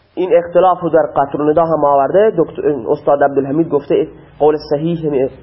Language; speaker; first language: Persian; non-native, local second language; Baluchi